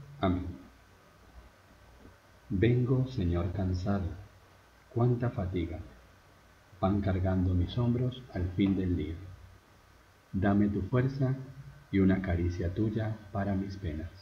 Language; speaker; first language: Spanish; native; Spanish